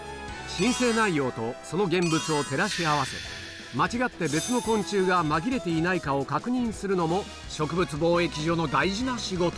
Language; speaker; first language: Japanese; native; Japanese